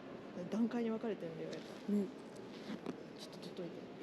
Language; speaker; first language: Japanese; native; Japanese